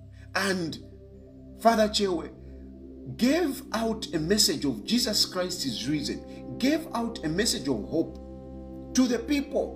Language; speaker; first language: English; non-native, local second language; Bemba